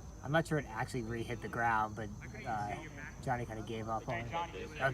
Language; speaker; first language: English; native; English